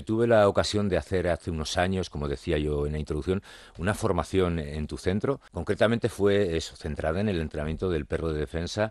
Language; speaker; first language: Spanish; native; Spanish